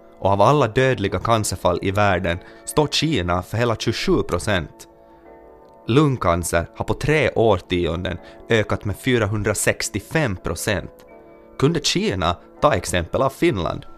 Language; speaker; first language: Swedish; native; Swedish